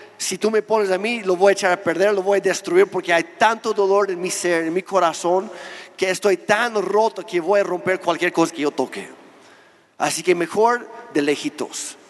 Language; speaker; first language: Spanish; non-native, fluent; English